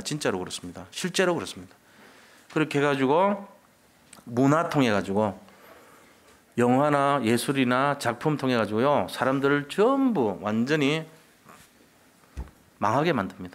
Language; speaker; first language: Korean; native; Korean